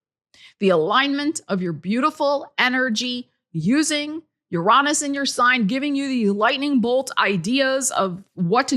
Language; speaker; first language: English; native; English